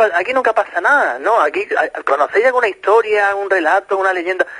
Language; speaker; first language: Spanish; native; Spanish